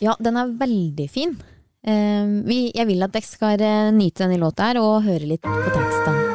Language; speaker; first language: Norwegian; native; Norwegian